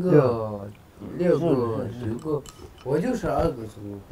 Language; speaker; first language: Chinese; non-native, local second language; Tibetan